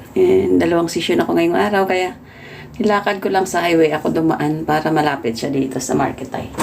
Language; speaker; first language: Filipino; native; Filipino